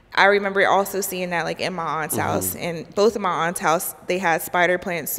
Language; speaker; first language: English; native; English